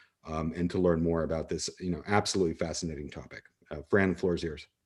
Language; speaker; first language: English; native; English